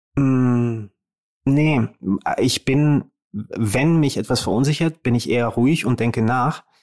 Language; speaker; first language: German; early bilingual, other home language; Romanian